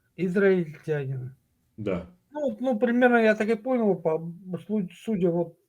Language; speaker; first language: Russian; native; Russian